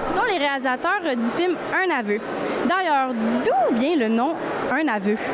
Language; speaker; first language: French; native; French